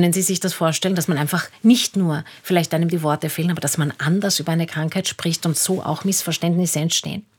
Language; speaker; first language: German; native; German